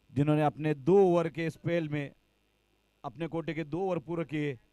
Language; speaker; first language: Hindi; non-native, local second language; Marathi